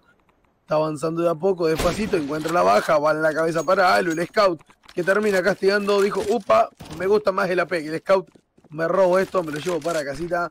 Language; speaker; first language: Spanish; native; Spanish